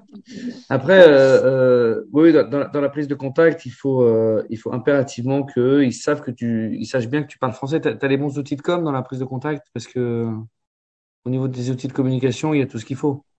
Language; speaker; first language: French; native; French